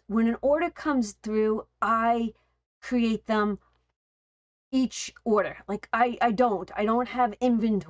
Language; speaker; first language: English; native; English